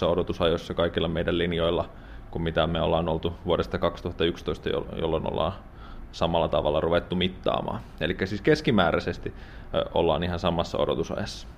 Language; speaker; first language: Finnish; native; Finnish